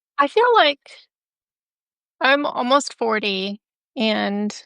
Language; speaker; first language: English; native; English